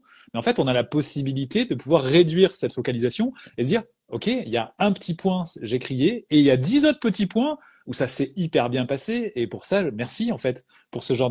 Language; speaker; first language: French; native; French